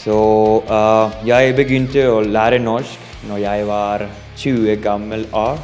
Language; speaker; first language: Norwegian; non-native, learner; Spanish